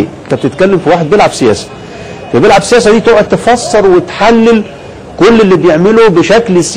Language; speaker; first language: Arabic; native; Arabic